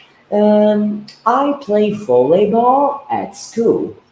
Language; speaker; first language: English; non-native, fluent; Portuguese